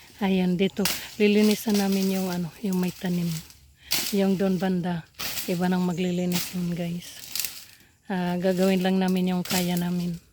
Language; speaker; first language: Filipino; native; Filipino